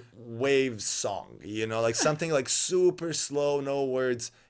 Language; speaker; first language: English; non-native, fluent; Serbian